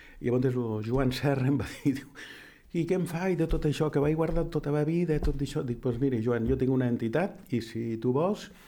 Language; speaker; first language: Catalan; native; Catalan